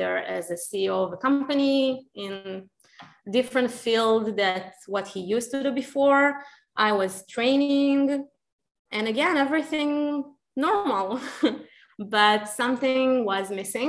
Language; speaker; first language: English; non-native, fluent; Hebrew